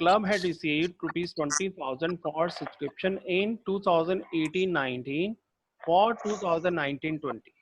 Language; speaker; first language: English; non-native, local second language; Hindi